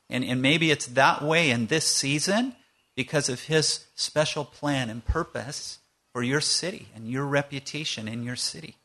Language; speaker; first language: English; native; English